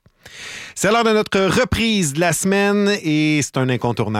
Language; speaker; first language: French; native; French